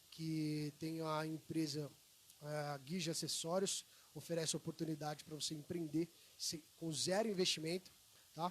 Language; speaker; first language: Portuguese; native; Portuguese